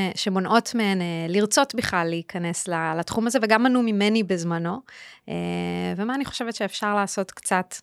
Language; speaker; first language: Hebrew; native; Hebrew